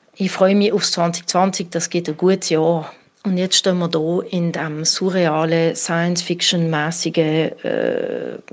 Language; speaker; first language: German; native; German